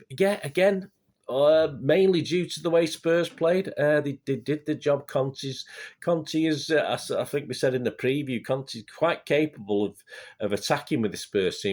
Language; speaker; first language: English; native; English